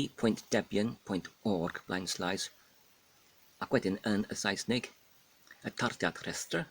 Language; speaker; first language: Welsh; non-native, learner; Polish